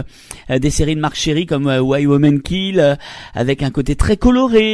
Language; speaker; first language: French; native; French